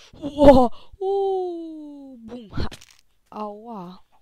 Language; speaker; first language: Polish; native; Polish